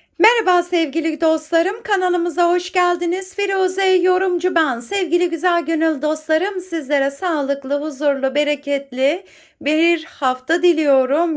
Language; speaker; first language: Turkish; native; Turkish